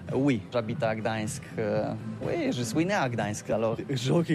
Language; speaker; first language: French; non-native, learner; Polish